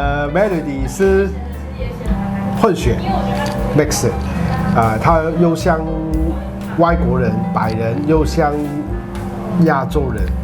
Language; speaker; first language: Chinese; non-native, local second language; Cantonese